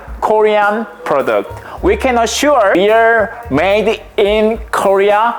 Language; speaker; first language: English; non-native, learner; Korean